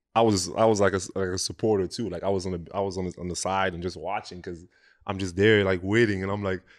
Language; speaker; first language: English; non-native, local second language; French